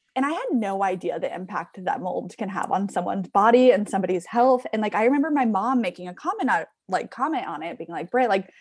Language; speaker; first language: English; native; English